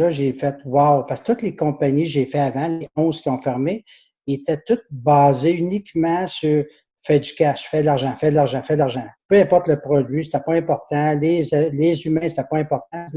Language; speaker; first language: French; native; French